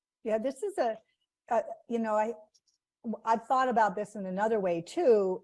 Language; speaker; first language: English; native; English